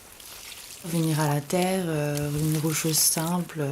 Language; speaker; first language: French; native; French